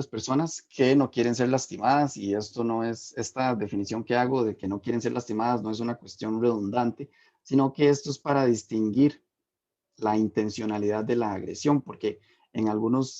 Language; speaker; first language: Spanish; native; Spanish